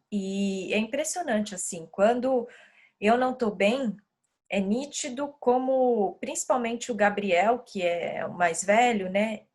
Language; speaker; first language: Portuguese; native; Portuguese